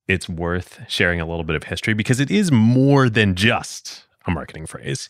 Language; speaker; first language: English; native; English